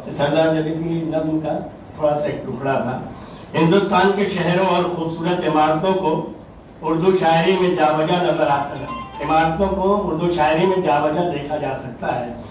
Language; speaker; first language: Urdu; native; Urdu